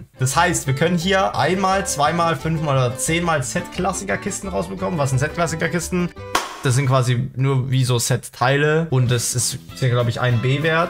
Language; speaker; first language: German; native; German